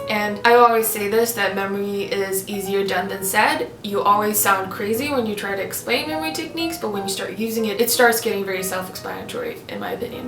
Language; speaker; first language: English; non-native, fluent; Swedish